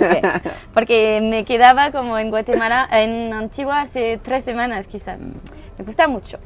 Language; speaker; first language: Spanish; non-native, learner; French